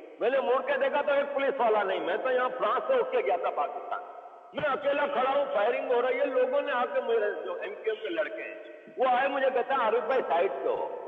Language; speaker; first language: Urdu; non-native, local second language; Memoni